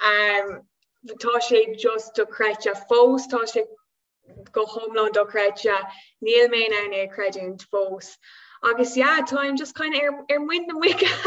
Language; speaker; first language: Irish; non-native, local second language; English